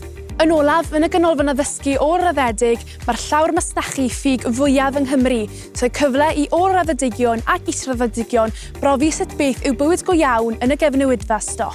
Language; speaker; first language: Welsh; native; Welsh